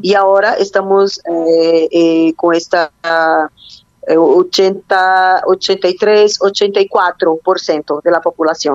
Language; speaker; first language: Spanish; non-native, learner; Portuguese